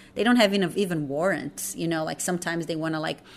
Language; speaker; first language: English; non-native, fluent; Portuguese